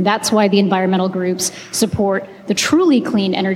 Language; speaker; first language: English; non-native, local second language; Hindi